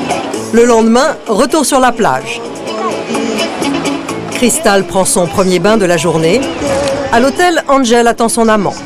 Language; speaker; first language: French; native; French